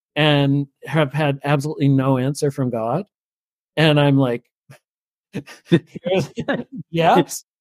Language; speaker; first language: English; native; English